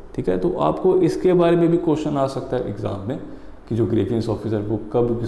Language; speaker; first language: Hindi; native; Hindi